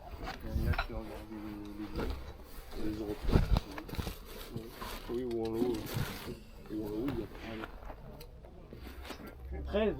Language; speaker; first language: French; native; French